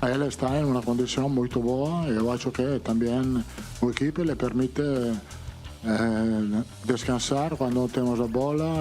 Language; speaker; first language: Portuguese; non-native, fluent; Italian